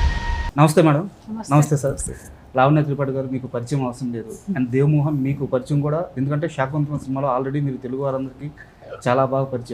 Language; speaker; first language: Telugu; native; Telugu